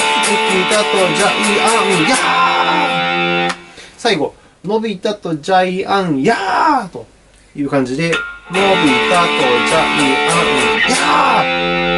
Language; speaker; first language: Japanese; native; Japanese